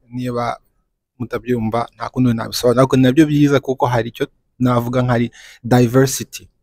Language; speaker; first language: Kinyarwanda; early bilingual, other home language; French